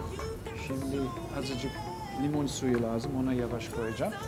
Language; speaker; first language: Turkish; non-native, learner; English